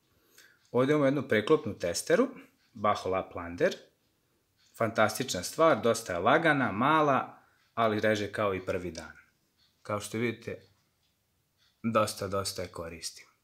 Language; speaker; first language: Serbian; native; Serbian